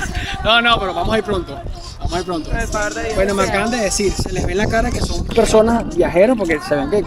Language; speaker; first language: Spanish; native; Spanish